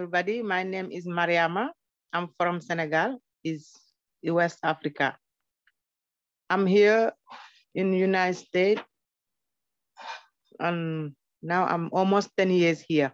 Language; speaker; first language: English; non-native, learner; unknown